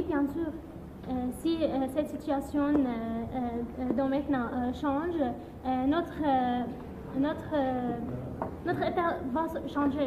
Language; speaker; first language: French; non-native, learner; Arabic